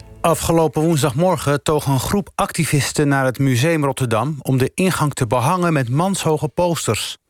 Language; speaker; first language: Dutch; native; Dutch